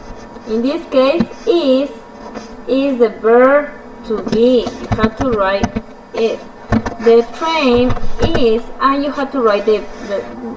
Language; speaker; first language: English; non-native, fluent; Spanish